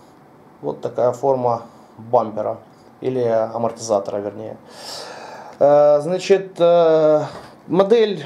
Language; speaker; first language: Russian; native; Russian